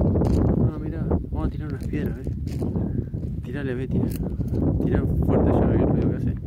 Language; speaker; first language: Spanish; native; Spanish